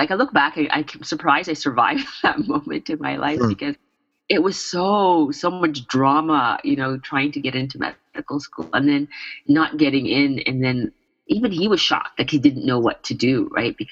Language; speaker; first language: English; native; English